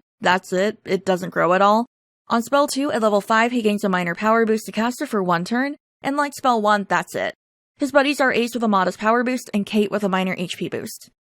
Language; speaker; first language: English; native; English